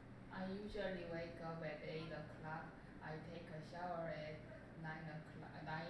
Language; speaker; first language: English; non-native, learner; Korean